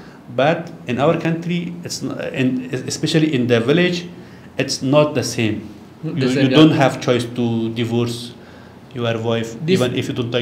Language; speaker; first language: English; non-native, learner; Persian